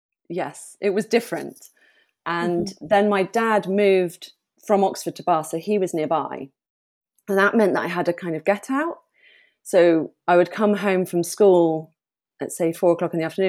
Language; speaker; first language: English; native; English